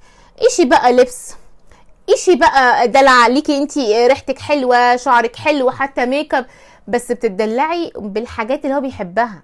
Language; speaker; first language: Arabic; native; Arabic